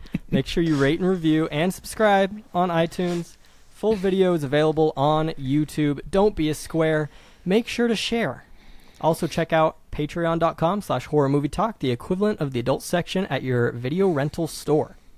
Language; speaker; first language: English; native; English